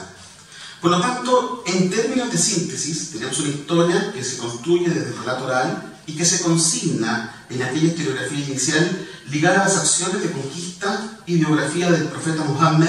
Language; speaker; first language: Spanish; native; Spanish